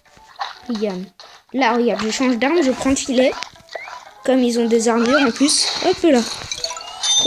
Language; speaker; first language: French; native; French